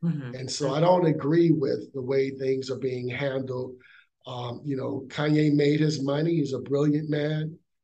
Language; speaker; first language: English; native; English